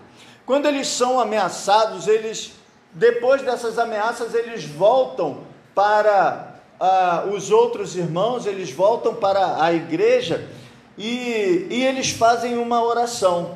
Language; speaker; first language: Portuguese; native; Portuguese